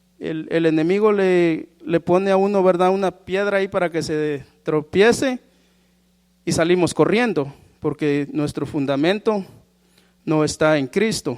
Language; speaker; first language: Spanish; native; Spanish